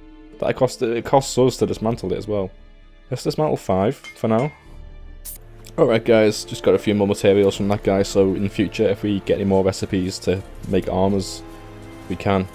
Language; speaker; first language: English; native; English